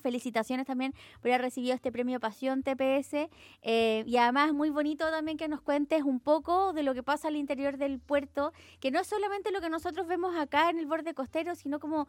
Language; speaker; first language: Spanish; native; Spanish